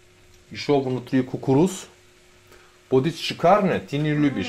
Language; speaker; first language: Russian; non-native, learner; Turkish